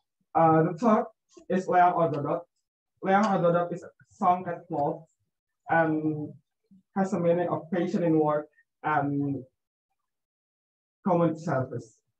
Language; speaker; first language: English; non-native, learner; Indonesian